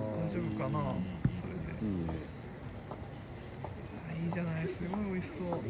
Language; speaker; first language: Japanese; native; Japanese